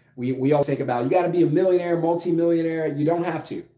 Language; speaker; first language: English; native; English